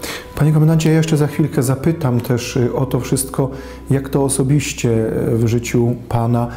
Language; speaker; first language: Polish; native; Polish